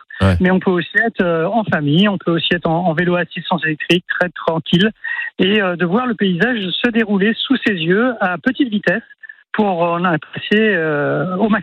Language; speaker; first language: French; native; French